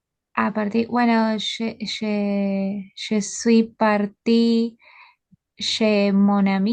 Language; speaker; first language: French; non-native, learner; Spanish